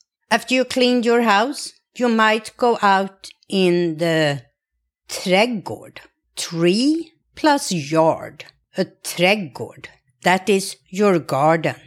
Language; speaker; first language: English; non-native, fluent; Swedish